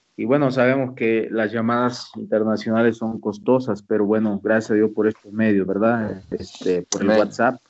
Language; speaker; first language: Spanish; native; Spanish